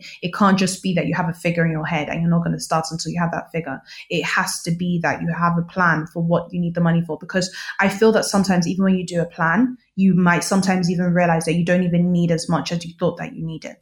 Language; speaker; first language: English; native; English